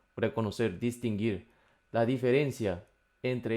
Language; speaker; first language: Spanish; non-native, fluent; Korean